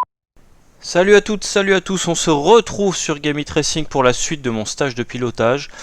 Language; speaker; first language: French; native; French